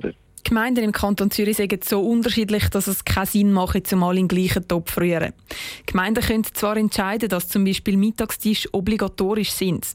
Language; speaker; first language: German; native; German